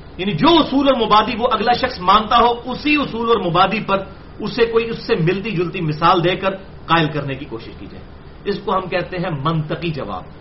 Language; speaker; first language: Urdu; non-native, local second language; Punjabi